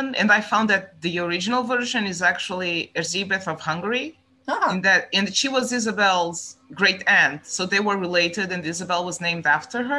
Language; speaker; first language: English; non-native, fluent; Portuguese